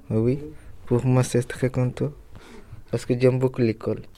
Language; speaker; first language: French; non-native, learner; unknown